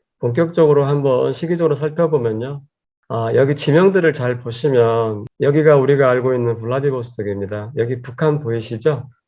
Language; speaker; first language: Korean; native; Korean